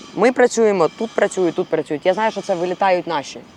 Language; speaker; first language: Ukrainian; non-native, local second language; Russian